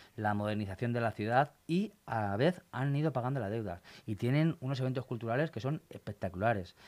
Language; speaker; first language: Spanish; native; Spanish